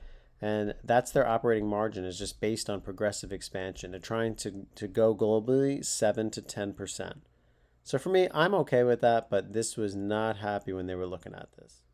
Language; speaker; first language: English; native; English